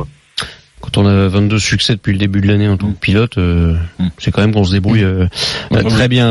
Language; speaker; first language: French; native; French